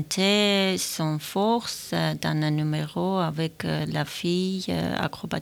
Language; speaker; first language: French; non-native, learner; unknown